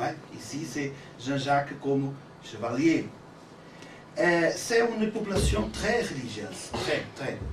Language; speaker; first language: French; non-native, learner; Portuguese